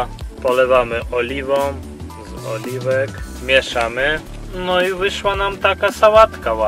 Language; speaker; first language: Polish; non-native, fluent; Ukrainian